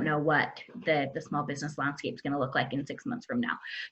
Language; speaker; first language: English; native; English